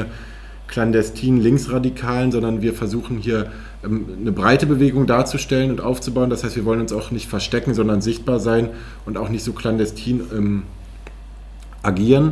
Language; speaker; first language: German; native; German